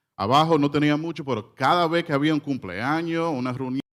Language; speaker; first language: Spanish; early bilingual, heritage; Spanish